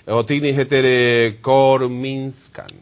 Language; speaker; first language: Swedish; non-native, fluent; Spanish